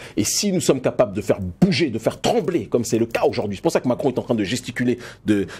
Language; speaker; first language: French; native; French